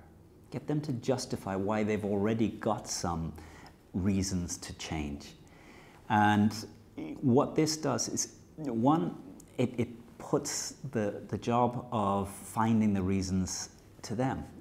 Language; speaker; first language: English; native; English